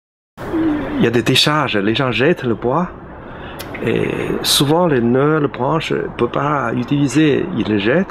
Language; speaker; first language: French; non-native, learner; Chinese